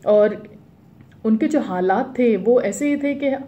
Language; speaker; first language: Hindi; native; Hindi